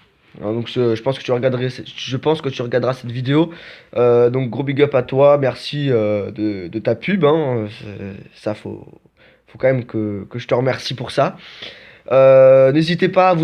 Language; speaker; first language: French; native; French